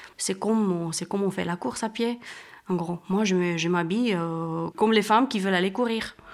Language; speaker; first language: French; non-native, fluent; Romanian